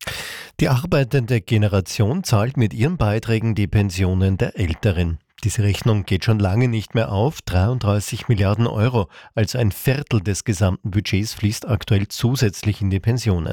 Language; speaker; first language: German; native; German